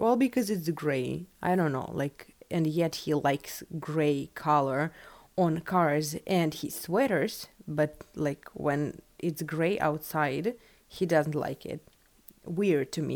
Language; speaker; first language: English; non-native, fluent; Russian